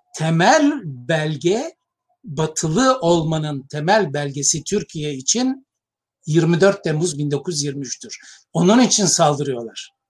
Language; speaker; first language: Turkish; native; Turkish